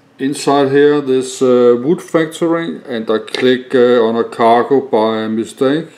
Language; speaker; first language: English; non-native, learner; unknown